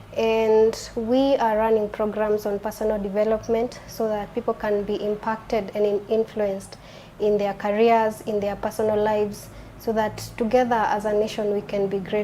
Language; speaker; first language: English; non-native, local second language; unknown